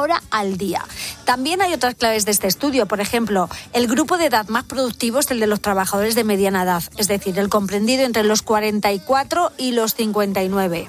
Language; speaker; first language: Spanish; native; Spanish